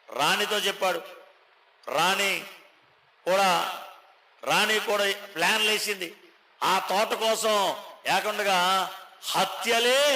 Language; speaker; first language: Telugu; native; Telugu